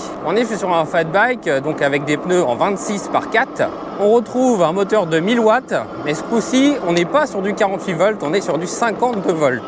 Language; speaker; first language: French; native; French